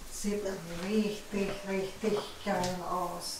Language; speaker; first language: German; non-native, learner; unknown